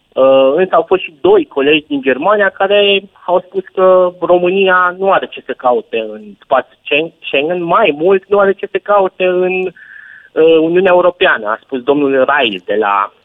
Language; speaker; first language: Romanian; native; Romanian